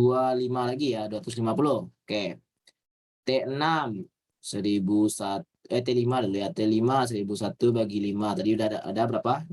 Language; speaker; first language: Indonesian; native; Indonesian